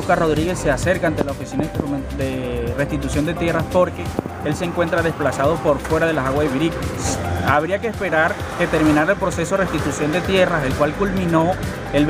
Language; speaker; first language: Spanish; native; Spanish